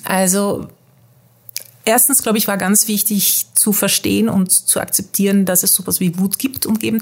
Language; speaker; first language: German; early bilingual, heritage; German